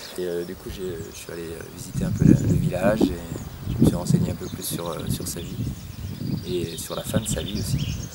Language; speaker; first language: French; native; French